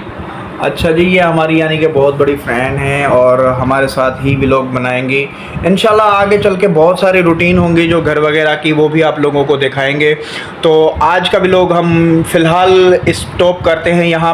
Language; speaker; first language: Hindi; non-native, local second language; Sindhi